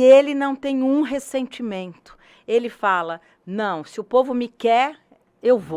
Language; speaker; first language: Portuguese; native; Portuguese